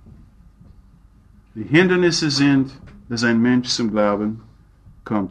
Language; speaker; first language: German; non-native, fluent; English